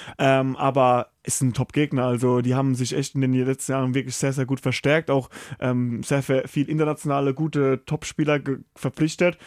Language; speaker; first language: German; native; German